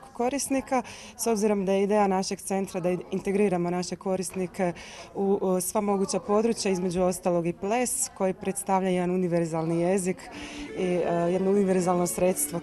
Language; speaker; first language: Croatian; native; Croatian